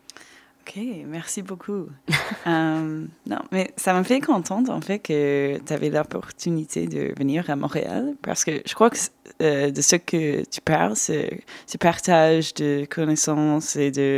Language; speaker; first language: French; non-native, fluent; English